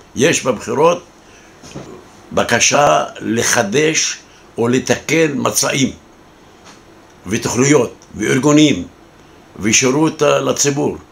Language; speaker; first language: Hebrew; non-native, local second language; Arabic